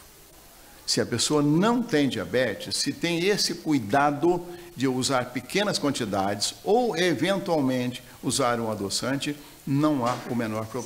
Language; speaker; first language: Portuguese; native; Portuguese